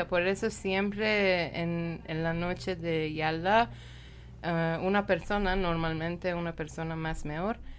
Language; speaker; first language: Spanish; non-native, learner; Persian